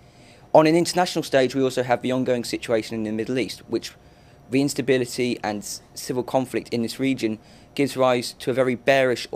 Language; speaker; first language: English; native; English